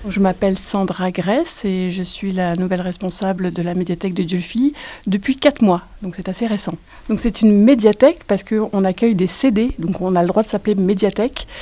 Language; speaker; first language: French; native; French